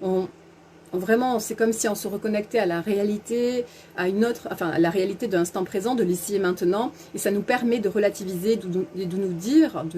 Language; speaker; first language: French; native; French